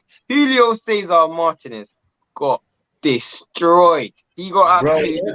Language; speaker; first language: English; native; English